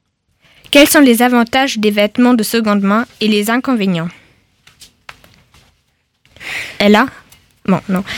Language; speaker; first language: French; non-native, fluent; German